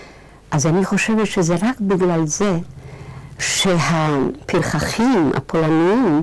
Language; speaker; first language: Hebrew; non-native, fluent; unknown